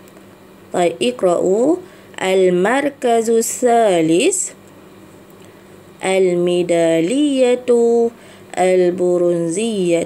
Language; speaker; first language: Arabic; non-native, fluent; Malay